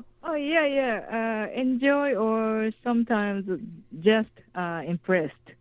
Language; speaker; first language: English; non-native, fluent; Japanese